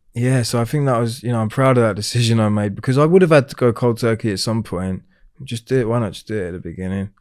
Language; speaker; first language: English; native; English